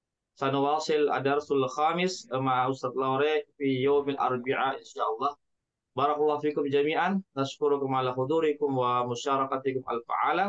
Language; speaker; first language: Arabic; non-native, fluent; Indonesian